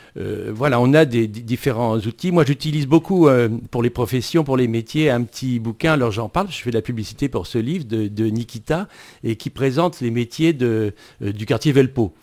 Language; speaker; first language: French; native; French